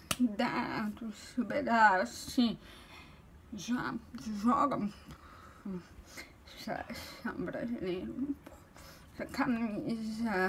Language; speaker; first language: Portuguese; non-native, local second language; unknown